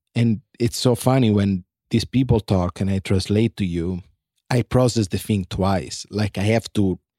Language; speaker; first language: English; non-native, fluent; Italian